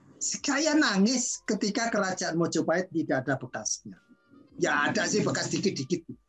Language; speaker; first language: Indonesian; non-native, local second language; Javanese